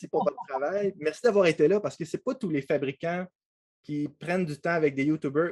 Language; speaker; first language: French; native; French